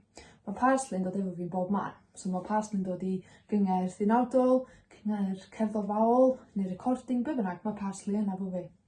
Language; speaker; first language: Welsh; native; Welsh